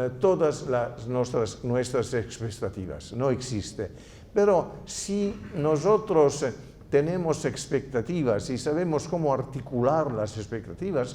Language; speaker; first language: Spanish; non-native, fluent; Italian